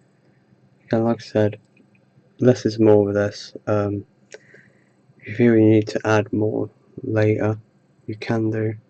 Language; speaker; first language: English; native; English